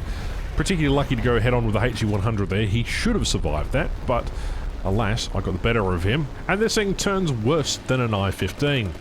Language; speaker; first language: English; native; English